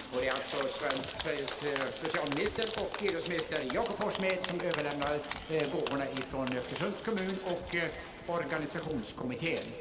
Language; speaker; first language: Swedish; native; Swedish